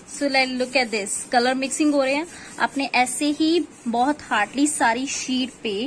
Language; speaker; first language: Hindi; non-native, local second language; Punjabi